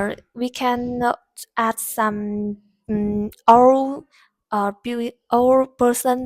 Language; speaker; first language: English; non-native, learner; Vietnamese